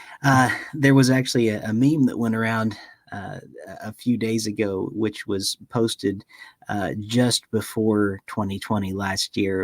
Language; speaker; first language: English; native; English